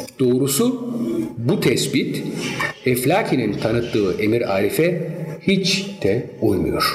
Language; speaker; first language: Turkish; early bilingual, heritage; Turkish